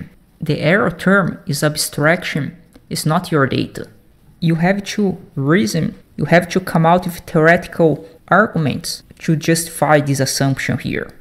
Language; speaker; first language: English; non-native, fluent; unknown